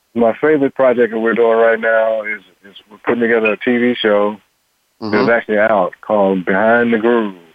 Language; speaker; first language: English; native; English